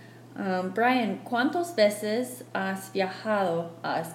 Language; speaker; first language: Spanish; non-native, fluent; English